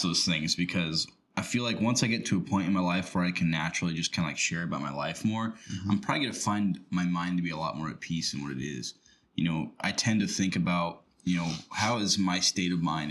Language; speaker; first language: English; native; English